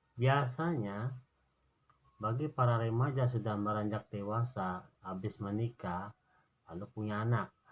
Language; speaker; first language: Indonesian; non-native, local second language; Sundanese